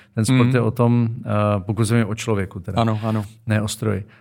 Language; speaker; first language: Czech; native; Czech